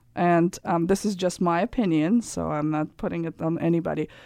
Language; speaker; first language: English; non-native, fluent; Kazakh